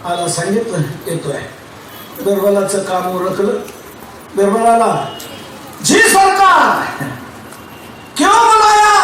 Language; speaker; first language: Hindi; non-native, local second language; Marathi